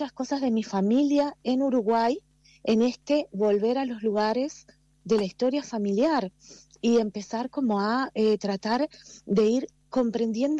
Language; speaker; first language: Spanish; native; Spanish